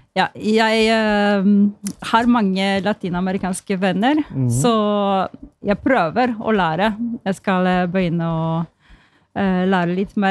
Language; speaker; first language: Norwegian; non-native, fluent; Polish